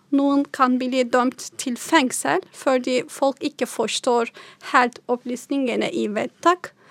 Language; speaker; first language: Norwegian; non-native, fluent; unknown